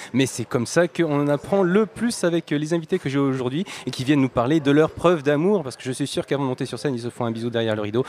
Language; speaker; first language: French; native; French